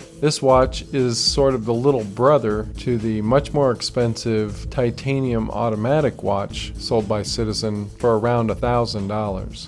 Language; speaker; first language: English; native; English